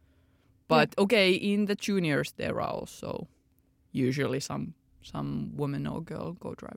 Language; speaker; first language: English; non-native, fluent; Finnish